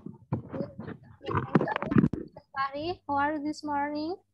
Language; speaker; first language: English; non-native, fluent; Indonesian